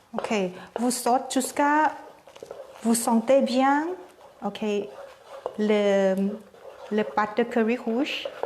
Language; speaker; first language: French; non-native, learner; Thai